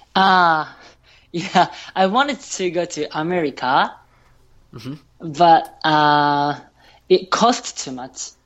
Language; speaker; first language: English; non-native, learner; Japanese